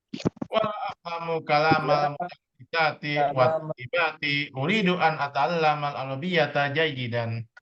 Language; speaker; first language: Arabic; non-native, learner; Indonesian